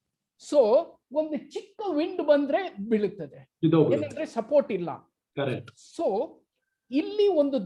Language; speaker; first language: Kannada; non-native, local second language; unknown